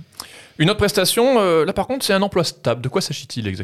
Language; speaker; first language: French; native; French